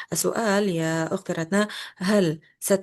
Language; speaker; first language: Arabic; non-native, fluent; Indonesian